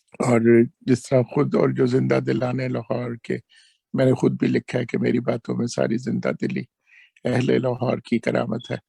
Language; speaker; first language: Urdu; non-native, local second language; Punjabi